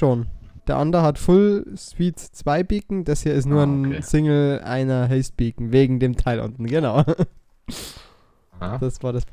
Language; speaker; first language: German; native; German